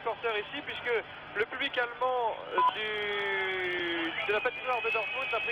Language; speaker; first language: French; native; French